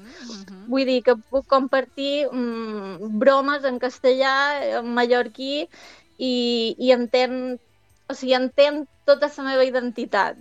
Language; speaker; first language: Catalan; native; Catalan